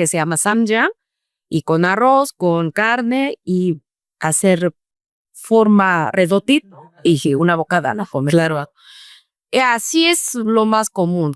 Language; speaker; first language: Spanish; non-native, fluent; Korean